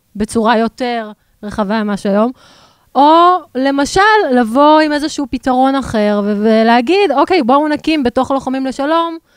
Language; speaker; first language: Hebrew; native; Hebrew